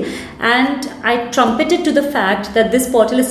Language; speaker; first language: English; non-native, local second language; Hindi